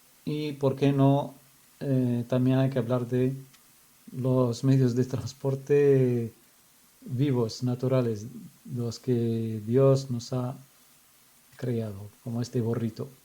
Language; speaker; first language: Spanish; non-native, fluent; Arabic